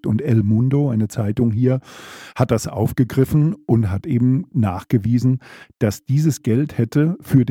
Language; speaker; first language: German; native; German